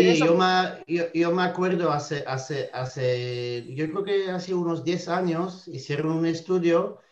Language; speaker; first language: Spanish; non-native, fluent; French